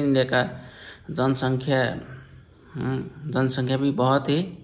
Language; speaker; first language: Hindi; non-native, learner; Nepali